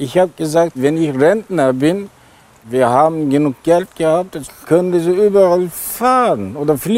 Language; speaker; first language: German; non-native, learner; Turkish